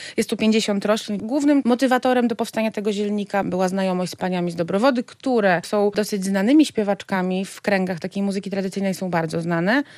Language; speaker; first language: Polish; native; Polish